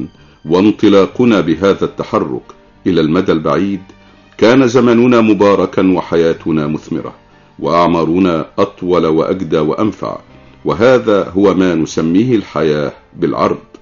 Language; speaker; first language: Arabic; native; Arabic